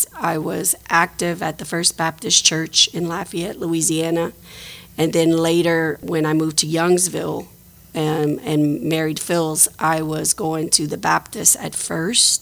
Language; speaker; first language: English; native; English